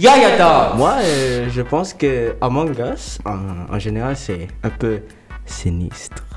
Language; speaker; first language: French; non-native, local second language; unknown